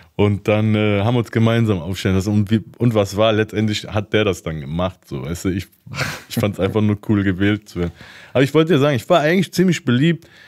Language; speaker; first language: German; early bilingual, other home language; Turkish